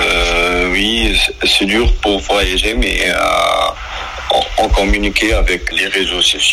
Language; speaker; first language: French; non-native, learner; Arabic